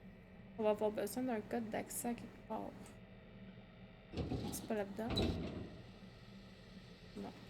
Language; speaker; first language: French; native; French